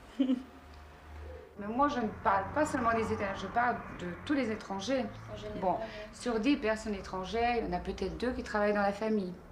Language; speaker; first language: French; native; French